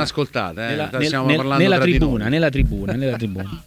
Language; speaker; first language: Italian; native; Italian